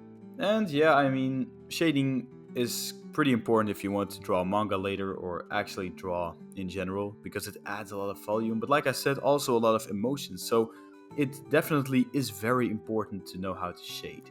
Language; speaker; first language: English; non-native, fluent; Dutch